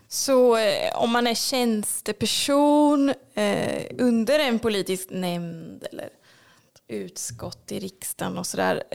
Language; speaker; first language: Swedish; native; Swedish